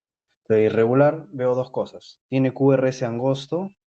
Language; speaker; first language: Spanish; native; Spanish